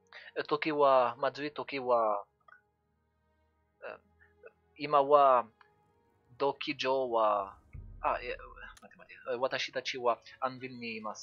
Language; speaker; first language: Japanese; non-native, learner; French